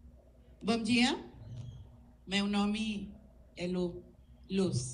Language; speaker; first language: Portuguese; non-native, learner; Spanish